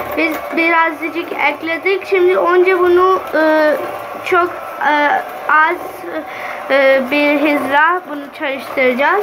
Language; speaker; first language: Turkish; non-native, learner; Urdu